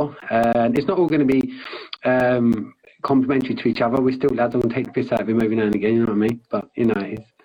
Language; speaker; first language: English; native; English